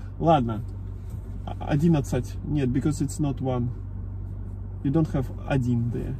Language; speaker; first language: English; non-native, learner; Russian